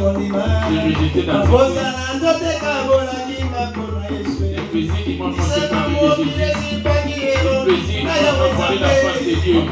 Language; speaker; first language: French; non-native, local second language; Lingala